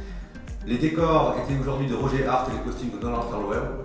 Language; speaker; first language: French; native; French